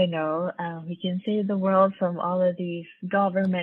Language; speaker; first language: English; non-native, local second language; Filipino